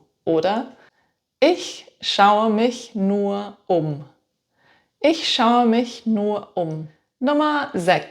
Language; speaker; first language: German; non-native, fluent; English